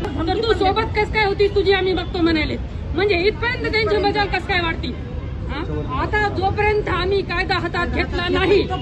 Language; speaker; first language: Marathi; non-native, local second language; Lambadi